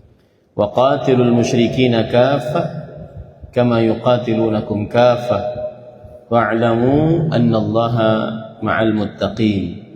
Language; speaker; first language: Arabic; non-native, fluent; Indonesian